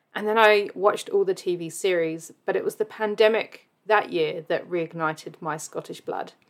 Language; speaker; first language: English; native; English